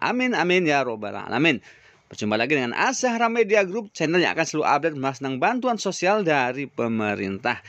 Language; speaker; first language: Indonesian; native; Indonesian